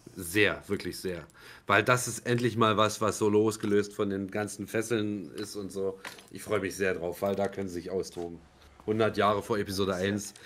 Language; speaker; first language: German; native; German